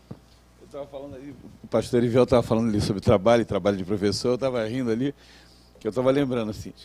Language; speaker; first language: Portuguese; native; Portuguese